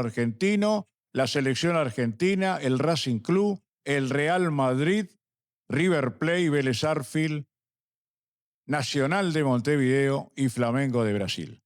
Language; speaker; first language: Spanish; native; Spanish